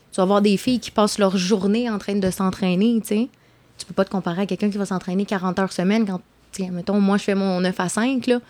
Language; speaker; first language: French; native; French